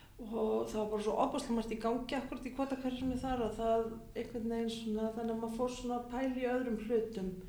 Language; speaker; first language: Icelandic; native; Icelandic